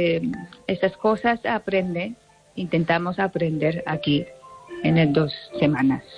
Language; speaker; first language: Spanish; non-native, fluent; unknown